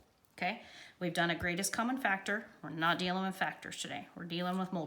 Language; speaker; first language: English; native; English